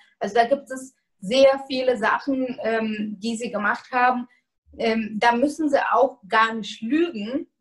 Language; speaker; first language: German; non-native, fluent; Bulgarian